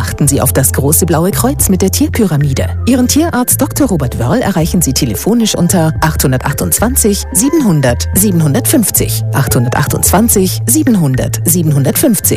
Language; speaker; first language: German; native; German